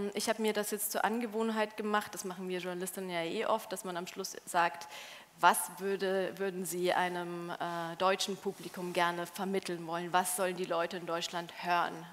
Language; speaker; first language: German; early bilingual, other home language; Polish